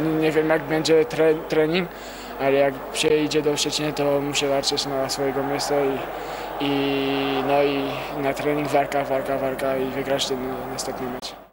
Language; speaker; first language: Polish; non-native, learner; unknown